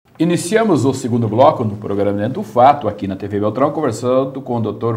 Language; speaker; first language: Portuguese; native; Portuguese